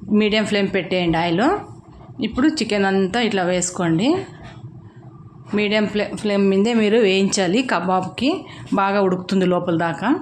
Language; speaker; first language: Telugu; native; Telugu